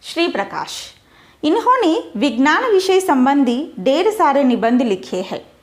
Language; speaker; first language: Hindi; non-native, local second language; Telugu